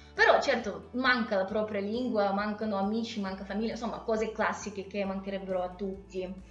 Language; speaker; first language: Italian; non-native, fluent; Russian